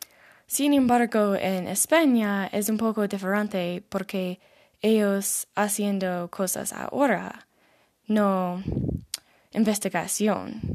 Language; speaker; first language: Spanish; non-native, learner; English